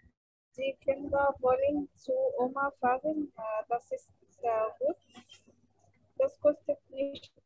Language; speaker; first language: German; non-native, learner; Arabic